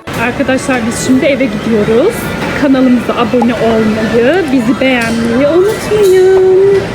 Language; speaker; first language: Turkish; native; Turkish